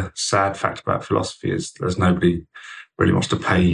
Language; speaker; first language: English; native; English